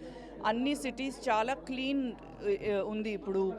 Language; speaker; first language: Telugu; non-native, learner; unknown